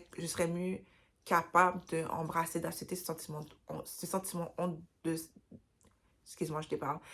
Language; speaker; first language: French; native; French